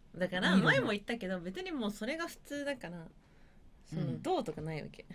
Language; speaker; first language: Japanese; native; Japanese